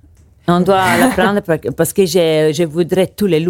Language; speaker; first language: French; non-native, learner; Italian